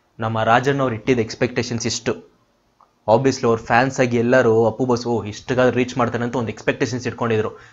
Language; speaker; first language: Kannada; non-native, local second language; Telugu